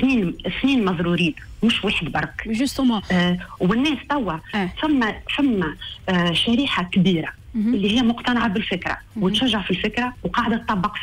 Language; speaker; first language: Arabic; native; Arabic